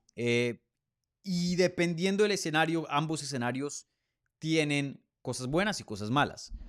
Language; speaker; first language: Spanish; native; Spanish